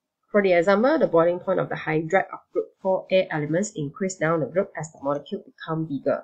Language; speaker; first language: English; non-native, local second language; Chinese